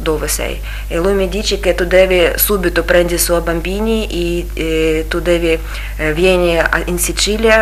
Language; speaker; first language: Italian; non-native, learner; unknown